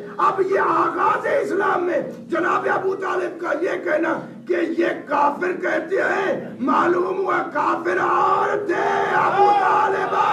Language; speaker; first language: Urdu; non-native, local second language; Punjabi